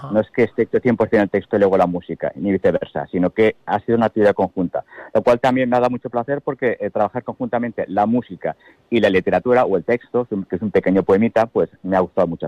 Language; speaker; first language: Spanish; native; Spanish